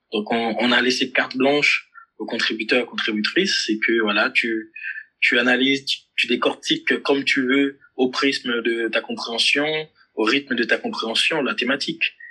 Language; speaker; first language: French; non-native, local second language; Haitian Creole